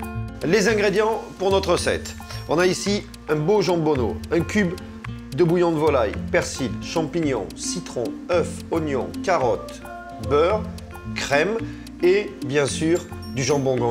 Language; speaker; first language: French; native; French